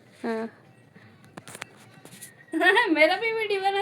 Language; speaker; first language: Hindi; non-native, learner; Bangla